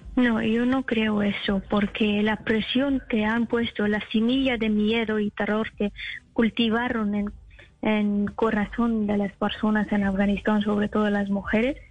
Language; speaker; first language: Spanish; non-native, fluent; Persian